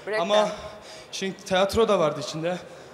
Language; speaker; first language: Turkish; early bilingual, heritage; Turkish